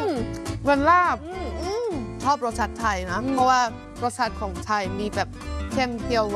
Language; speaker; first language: Thai; non-native, fluent; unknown